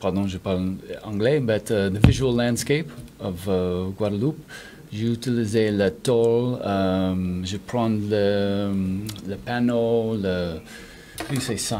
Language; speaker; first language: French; non-native, learner; English